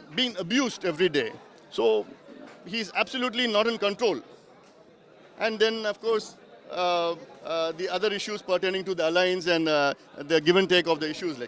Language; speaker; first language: English; non-native, local second language; Tamil